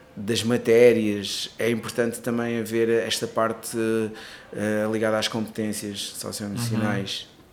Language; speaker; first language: Portuguese; non-native, local second language; Kabuverdianu